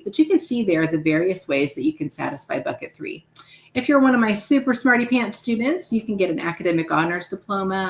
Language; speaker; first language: English; native; English